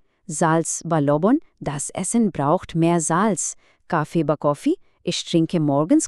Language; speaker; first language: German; non-native, fluent; Bangla